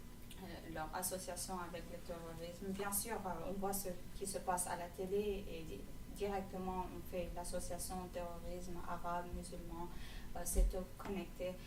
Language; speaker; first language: French; non-native, fluent; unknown